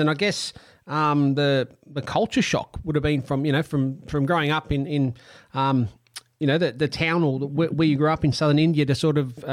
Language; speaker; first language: English; non-native, local second language; Italian